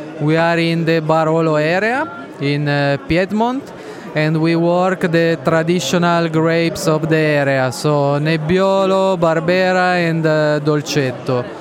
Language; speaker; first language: English; non-native, fluent; Italian